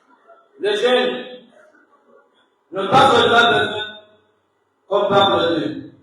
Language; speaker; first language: French; non-native, local second language; Comorian